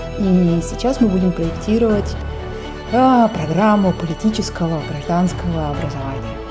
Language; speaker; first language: Russian; native; Russian